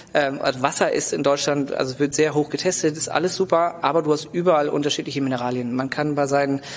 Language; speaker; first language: German; native; German